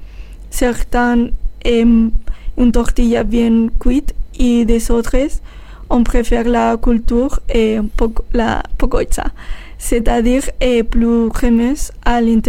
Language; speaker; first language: French; non-native, learner; Spanish